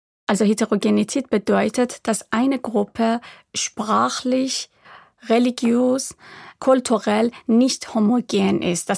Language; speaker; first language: German; non-native, fluent; Persian